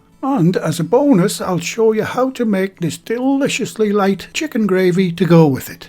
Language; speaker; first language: English; native; English